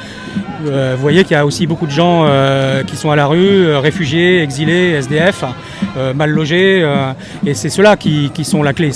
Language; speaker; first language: French; native; French